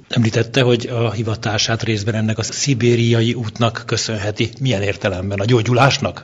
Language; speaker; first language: Hungarian; native; Hungarian